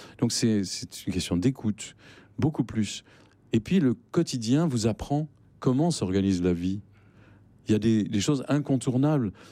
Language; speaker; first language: French; native; French